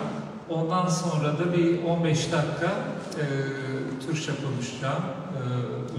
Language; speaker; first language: Turkish; non-native, local second language; Aramaic